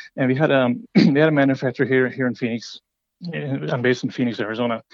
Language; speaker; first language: English; non-native, fluent; Norwegian